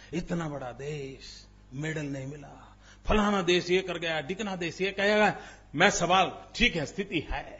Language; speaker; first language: Hindi; non-native, local second language; Gujarati